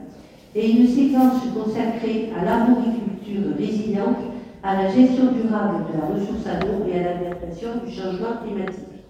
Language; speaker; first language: French; native; French